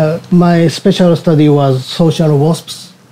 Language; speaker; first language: English; non-native, learner; Japanese